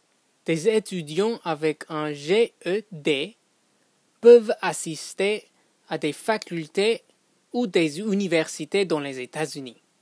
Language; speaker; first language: French; non-native, fluent; English